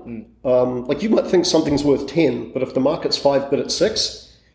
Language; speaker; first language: English; native; English